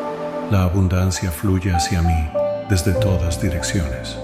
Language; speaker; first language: Spanish; native; Spanish